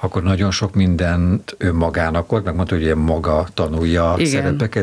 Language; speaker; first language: Hungarian; native; Hungarian